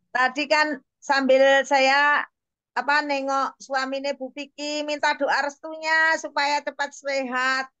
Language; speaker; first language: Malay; non-native, local second language; Javanese